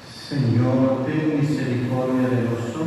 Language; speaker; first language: Spanish; native; Spanish